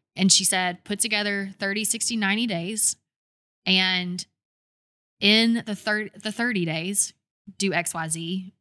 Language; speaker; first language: English; native; English